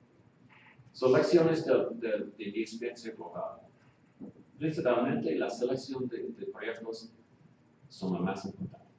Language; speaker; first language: Spanish; non-native, fluent; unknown